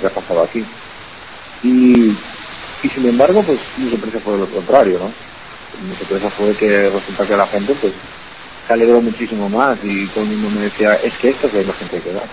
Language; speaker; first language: Spanish; native; Spanish